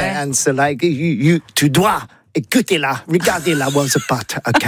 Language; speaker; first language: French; non-native, learner; English